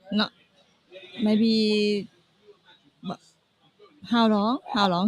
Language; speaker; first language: English; non-native, learner; Thai